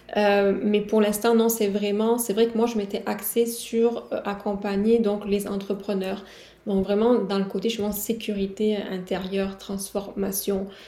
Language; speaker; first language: French; native; French